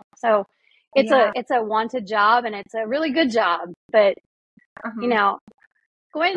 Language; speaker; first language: English; native; English